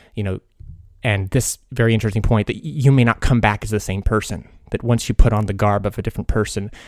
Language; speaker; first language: English; early bilingual, other home language; Hungarian